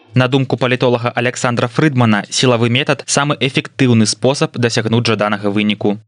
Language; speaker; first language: Belarusian; native; Belarusian